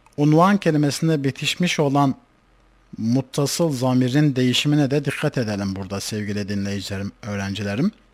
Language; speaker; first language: Turkish; native; Turkish